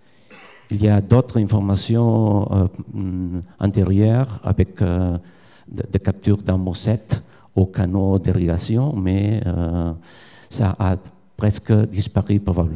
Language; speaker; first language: French; non-native, learner; Catalan